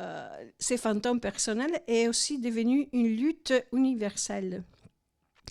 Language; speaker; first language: French; non-native, fluent; Italian